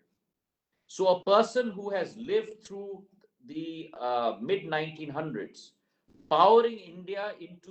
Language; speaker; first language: English; non-native, local second language; Hindi